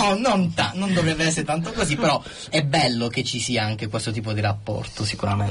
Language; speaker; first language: Italian; native; Italian